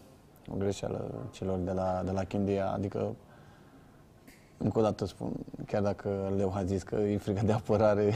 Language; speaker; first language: Romanian; native; Romanian